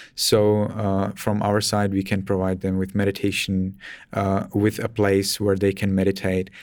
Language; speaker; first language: English; non-native, fluent; Czech